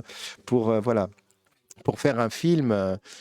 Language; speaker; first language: French; native; French